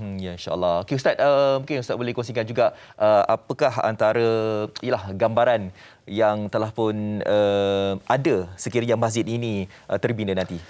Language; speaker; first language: Malay; native; Malay